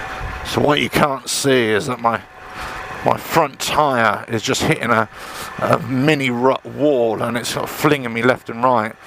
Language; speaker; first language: English; native; English